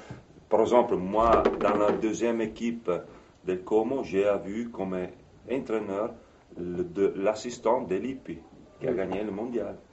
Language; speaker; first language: French; non-native, fluent; Italian